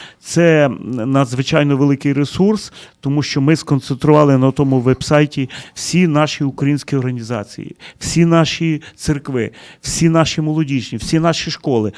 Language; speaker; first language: Ukrainian; early bilingual, heritage; Ukrainian